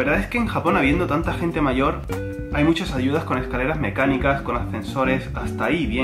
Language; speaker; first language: Spanish; native; Spanish